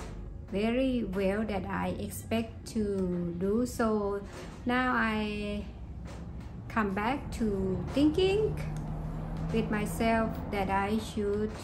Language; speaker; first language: English; non-native, learner; Thai